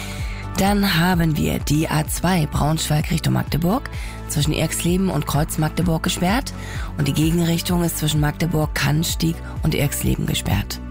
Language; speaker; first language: German; native; German